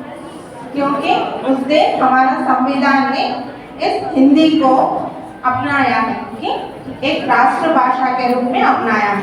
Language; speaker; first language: Hindi; non-native, local second language; Telugu